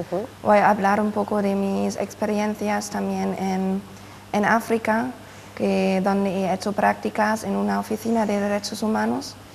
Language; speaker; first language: Spanish; non-native, fluent; German